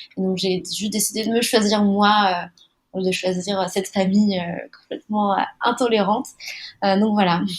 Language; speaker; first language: French; early bilingual, other home language; Malagasy